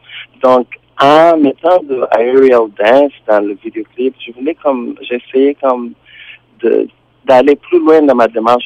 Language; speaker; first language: French; non-native, fluent; Tsonga